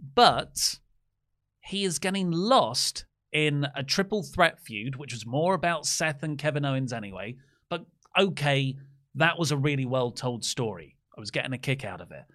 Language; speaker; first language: English; native; English